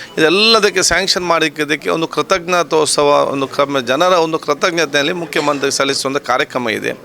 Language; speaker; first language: Kannada; native; Kannada